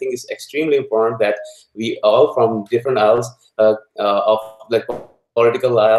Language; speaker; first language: English; non-native, local second language; Punjabi